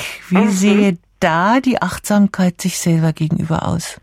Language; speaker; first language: German; native; German